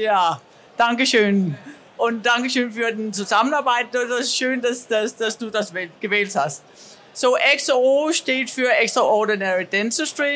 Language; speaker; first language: German; non-native, learner; Danish